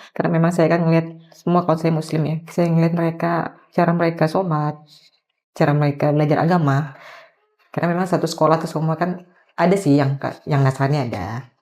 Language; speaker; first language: Indonesian; native; Indonesian